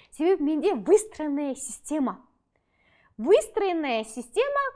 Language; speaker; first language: Russian; non-native, local second language; Kazakh